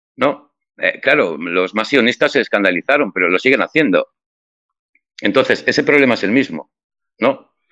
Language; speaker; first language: Spanish; native; Spanish